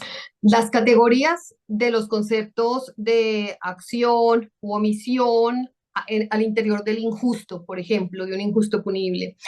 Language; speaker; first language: Spanish; native; Spanish